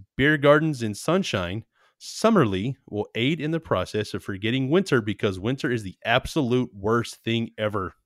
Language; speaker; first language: English; native; English